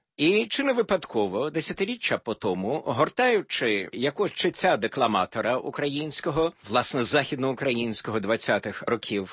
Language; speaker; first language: Ukrainian; native; Ukrainian